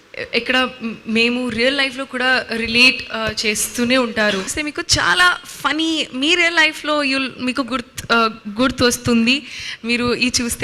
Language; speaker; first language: Telugu; non-native, learner; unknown